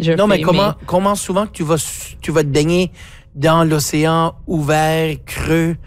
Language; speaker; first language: French; native; French